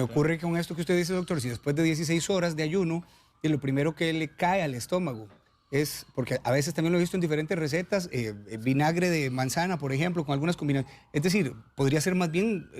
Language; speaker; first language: Spanish; native; Spanish